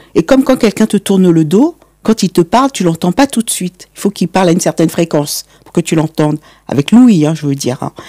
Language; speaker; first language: French; native; French